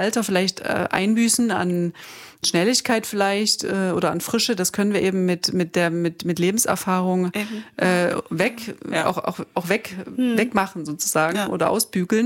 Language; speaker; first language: German; native; German